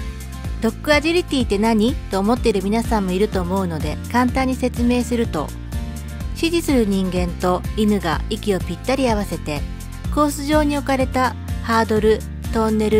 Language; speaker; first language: Japanese; native; Japanese